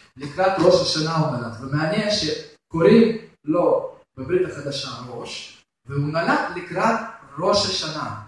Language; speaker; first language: Hebrew; non-native, fluent; Russian